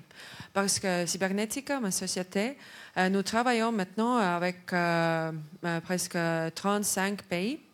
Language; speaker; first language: French; non-native, learner; Estonian